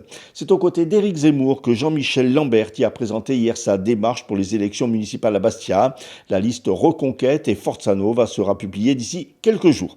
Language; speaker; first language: French; native; French